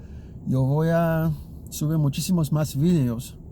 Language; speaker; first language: Spanish; non-native, learner; Haitian Creole